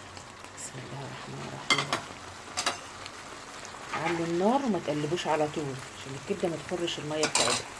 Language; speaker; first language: Arabic; native; Arabic